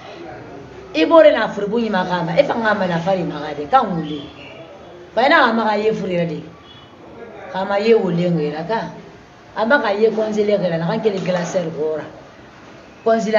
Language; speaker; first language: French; non-native, local second language; Susu